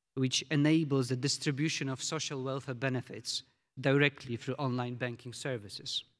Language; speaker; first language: English; non-native, fluent; Polish